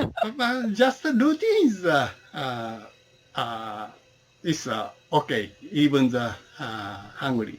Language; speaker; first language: English; non-native, learner; Japanese